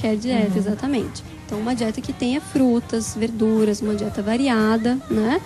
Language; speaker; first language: Portuguese; native; Portuguese